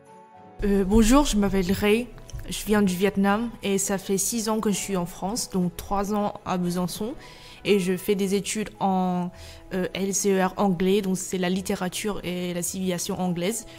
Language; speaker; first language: French; non-native, fluent; Vietnamese